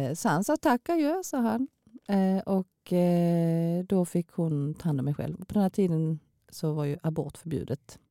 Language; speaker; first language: Swedish; early bilingual, other home language; Korean